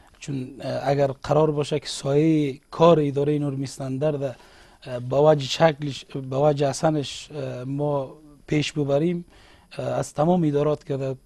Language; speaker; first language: Persian; non-native, local second language; Uzbek